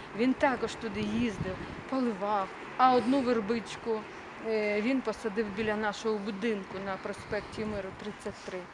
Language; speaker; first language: Ukrainian; native; Ukrainian